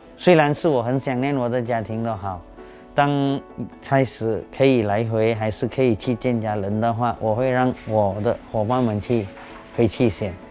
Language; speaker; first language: Chinese; non-native, local second language; Tamil